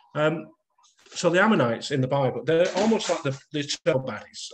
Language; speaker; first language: English; native; English